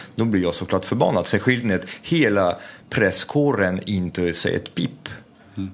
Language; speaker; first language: Swedish; non-native, fluent; French